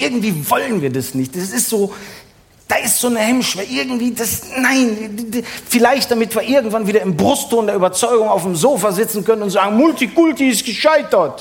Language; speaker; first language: German; native; German